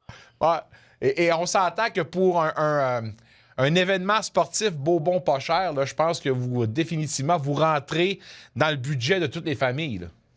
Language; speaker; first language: French; native; French